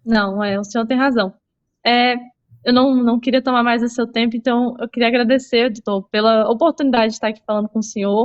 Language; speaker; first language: Portuguese; native; Portuguese